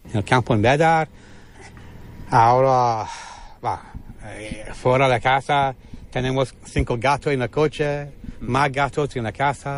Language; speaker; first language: Spanish; non-native, learner; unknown